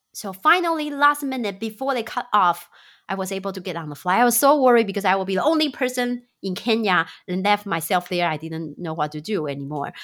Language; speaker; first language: English; non-native, fluent; Chinese